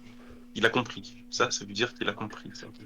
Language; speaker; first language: French; native; French